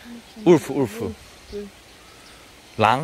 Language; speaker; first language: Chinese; non-native, learner; Russian